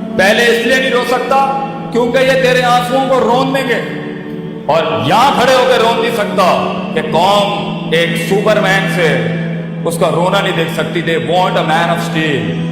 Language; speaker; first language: Urdu; non-native, local second language; Punjabi